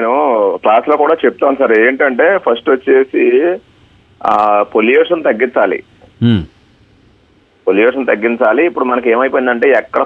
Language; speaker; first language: Telugu; native; Telugu